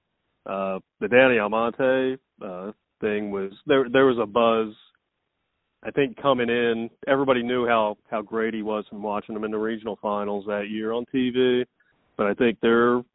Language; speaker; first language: English; native; English